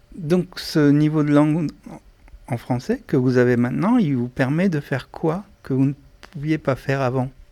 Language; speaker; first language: French; native; French